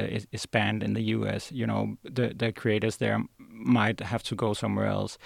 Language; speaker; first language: English; non-native, fluent; Danish